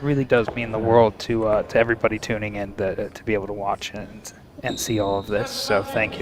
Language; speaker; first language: English; native; English